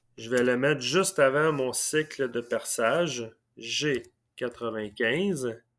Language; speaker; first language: French; native; French